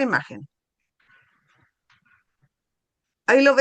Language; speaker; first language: Spanish; native; Spanish